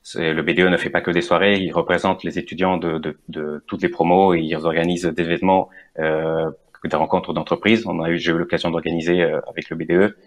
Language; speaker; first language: French; non-native, fluent; Spanish